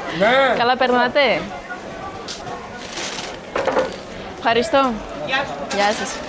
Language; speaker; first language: Greek; early bilingual, heritage; French